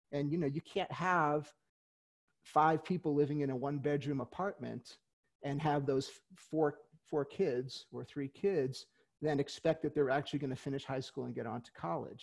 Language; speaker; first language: English; native; English